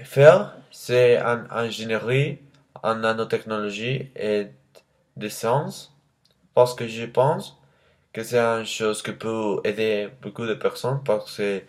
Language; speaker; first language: French; non-native, learner; Spanish